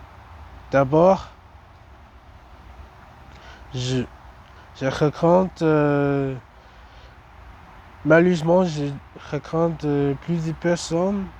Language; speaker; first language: French; non-native, learner; English